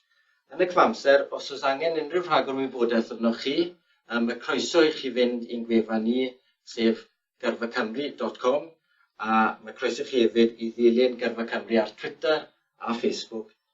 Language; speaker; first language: Welsh; native; Welsh